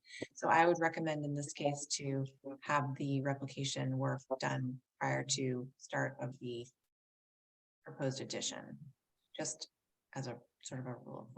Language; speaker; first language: English; native; English